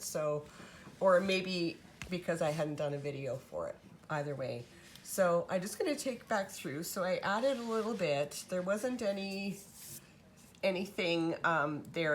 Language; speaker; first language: English; native; English